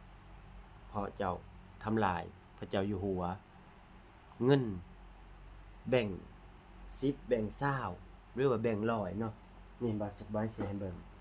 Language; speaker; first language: Thai; non-native, local second language; Lao